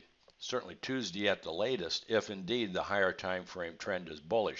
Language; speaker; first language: English; native; English